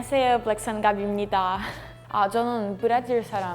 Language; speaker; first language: Korean; non-native, learner; Portuguese